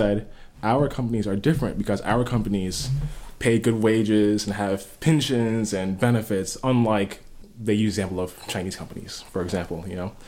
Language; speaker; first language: English; native; English